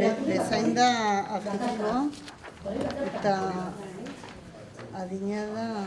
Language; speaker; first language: Basque; non-native, local second language; Spanish